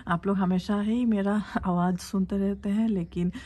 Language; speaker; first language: Hindi; non-native, local second language; Assamese